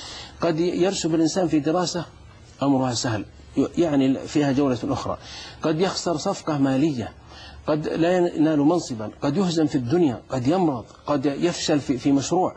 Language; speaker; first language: Arabic; native; Arabic